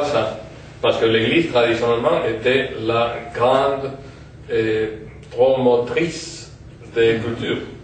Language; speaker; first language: French; non-native, fluent; Spanish